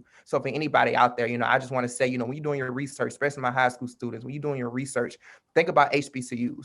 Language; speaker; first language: English; native; English